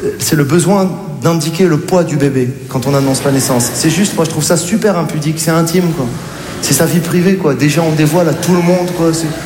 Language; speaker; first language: French; native; French